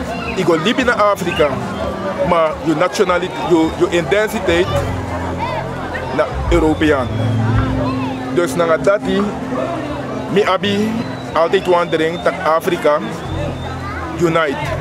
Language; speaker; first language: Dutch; non-native, local second language; Sranan Tongo